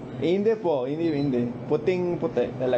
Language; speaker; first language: Filipino; non-native, fluent; English